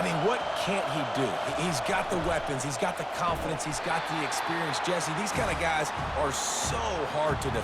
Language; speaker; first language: English; native; English